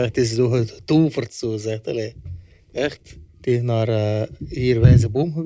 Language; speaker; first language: Dutch; early bilingual, other home language; Turkish